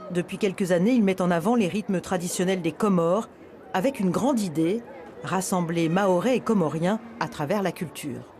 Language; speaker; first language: French; native; French